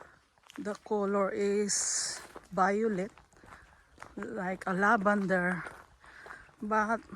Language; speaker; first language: English; non-native, learner; Filipino